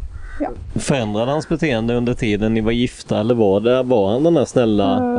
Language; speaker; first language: Swedish; native; Swedish